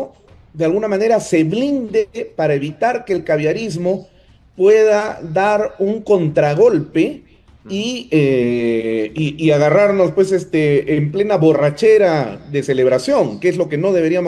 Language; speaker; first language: Spanish; native; Spanish